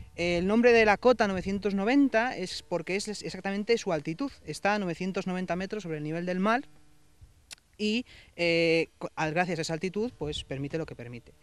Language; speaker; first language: Spanish; native; Spanish